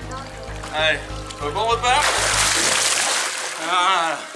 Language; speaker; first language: French; native; French